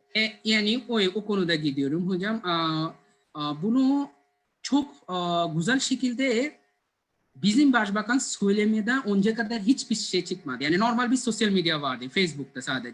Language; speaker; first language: Turkish; non-native, fluent; Bangla